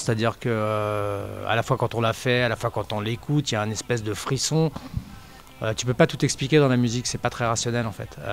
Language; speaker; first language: French; native; French